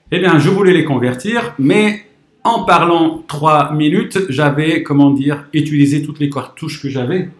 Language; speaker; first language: French; non-native, local second language; Arabic